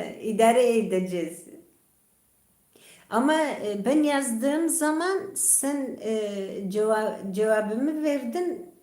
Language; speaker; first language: Turkish; non-native, local second language; Kurdish